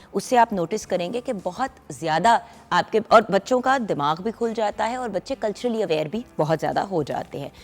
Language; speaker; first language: Urdu; non-native, local second language; Punjabi